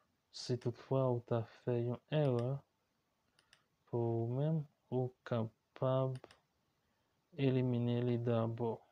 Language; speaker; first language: French; non-native, learner; Haitian Creole